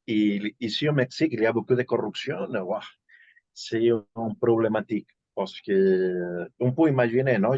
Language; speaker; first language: French; non-native, learner; Spanish